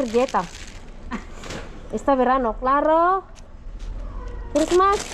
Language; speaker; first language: Spanish; non-native, learner; Filipino